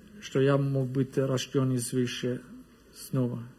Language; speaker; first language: Russian; non-native, learner; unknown